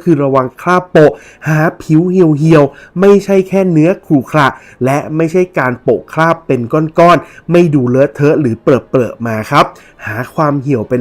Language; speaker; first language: Thai; native; Thai